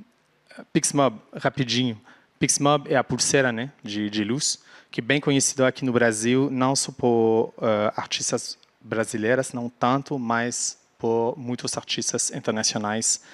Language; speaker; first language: Portuguese; non-native, fluent; French